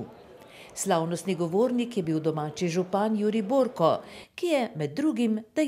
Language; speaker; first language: Slovenian; native; Slovenian